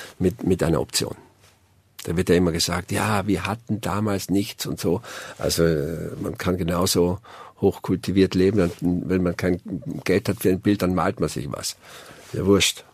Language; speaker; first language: German; native; German